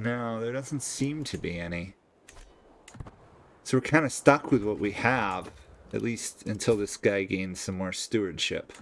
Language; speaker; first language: English; native; English